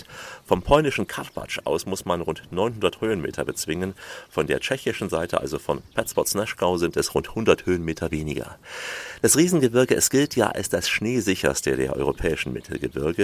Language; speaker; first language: German; native; German